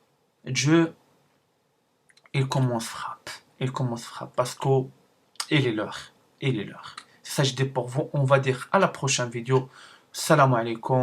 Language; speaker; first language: French; non-native, learner; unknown